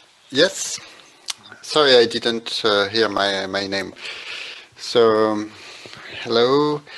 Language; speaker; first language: English; non-native, fluent; French